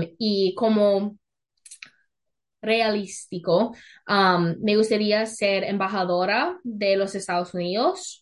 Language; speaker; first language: Spanish; non-native, learner; English